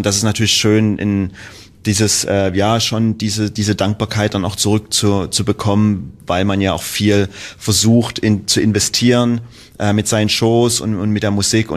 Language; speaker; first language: German; native; German